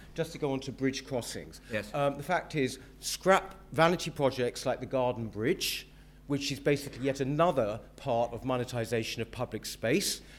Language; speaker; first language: English; native; English